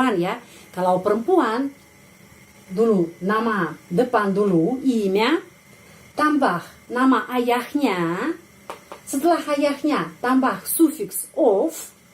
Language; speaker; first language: Indonesian; non-native, fluent; Russian